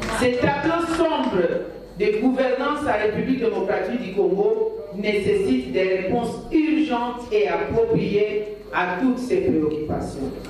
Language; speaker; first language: French; non-native, local second language; Lingala